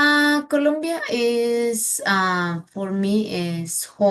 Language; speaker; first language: English; non-native, fluent; Spanish